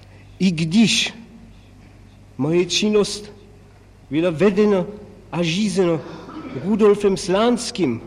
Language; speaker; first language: Czech; non-native, local second language; German